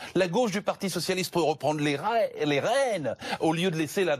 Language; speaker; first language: French; native; French